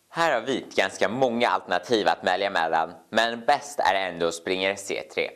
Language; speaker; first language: Swedish; native; Swedish